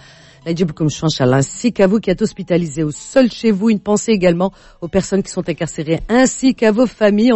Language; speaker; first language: French; native; French